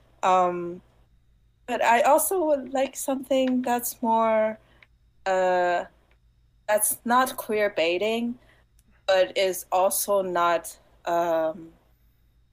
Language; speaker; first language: English; non-native, fluent; Chinese